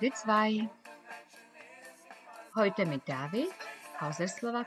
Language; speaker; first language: German; non-native, fluent; Slovak